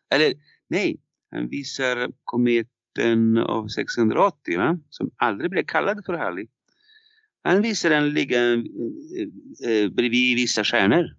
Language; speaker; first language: Swedish; non-native, fluent; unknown